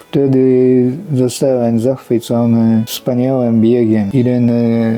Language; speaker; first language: Polish; non-native, fluent; Japanese